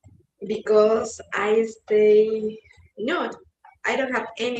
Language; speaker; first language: English; non-native, learner; Spanish